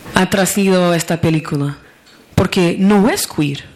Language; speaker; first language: Spanish; non-native, learner; Portuguese